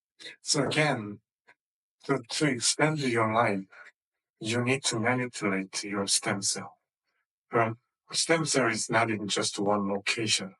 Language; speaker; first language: English; non-native, fluent; Korean